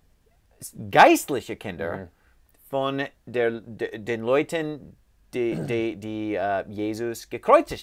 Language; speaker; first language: German; non-native, fluent; English